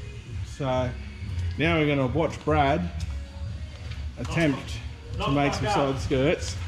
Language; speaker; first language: English; native; English